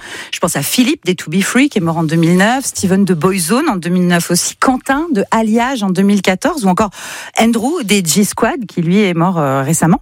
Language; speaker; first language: French; native; French